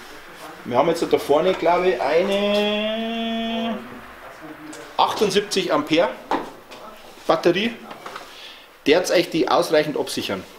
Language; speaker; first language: German; native; German